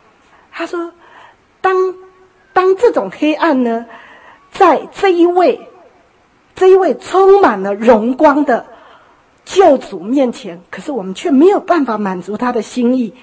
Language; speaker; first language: Chinese; native; Chinese